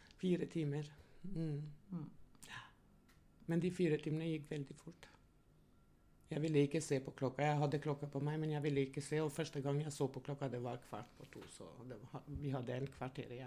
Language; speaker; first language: Norwegian; non-native, fluent; Albanian